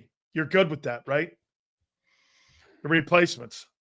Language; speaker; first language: English; native; English